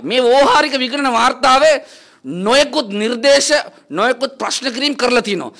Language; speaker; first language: Sinhala; native; Sinhala